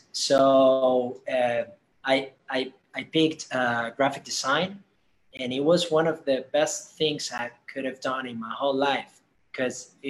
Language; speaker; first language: English; non-native, fluent; Spanish